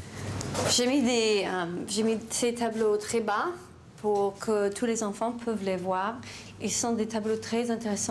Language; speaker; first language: French; non-native, learner; English